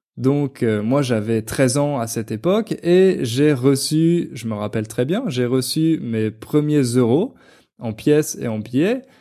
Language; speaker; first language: French; native; French